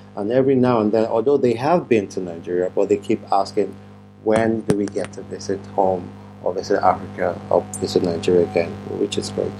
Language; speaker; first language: English; non-native, local second language; Yoruba